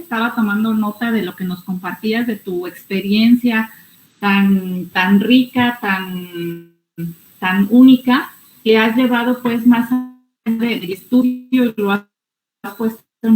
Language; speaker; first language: Spanish; native; Spanish